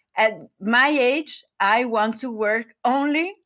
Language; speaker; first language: English; non-native, fluent; Italian